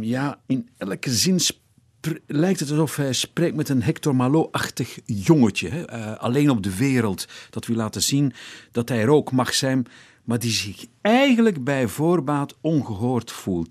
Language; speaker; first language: Dutch; native; Dutch